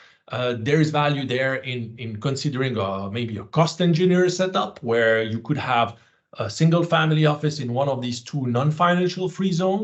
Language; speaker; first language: English; non-native, fluent; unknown